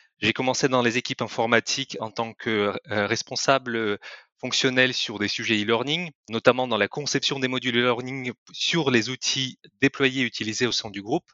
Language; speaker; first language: French; non-native, fluent; Russian